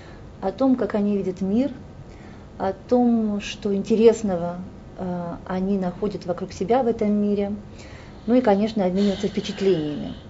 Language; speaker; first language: Russian; native; Russian